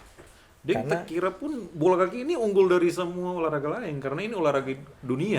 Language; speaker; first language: Indonesian; non-native, local second language; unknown